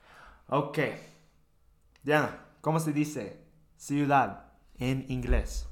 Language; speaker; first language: Spanish; non-native, fluent; English